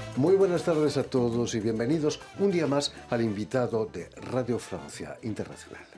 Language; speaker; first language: Spanish; native; Spanish